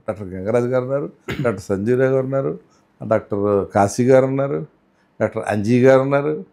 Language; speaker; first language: Telugu; native; Telugu